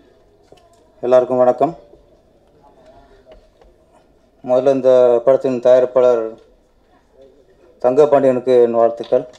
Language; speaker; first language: Tamil; native; Tamil